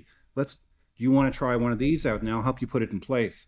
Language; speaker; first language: English; native; English